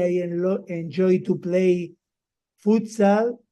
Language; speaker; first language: English; non-native, learner; Spanish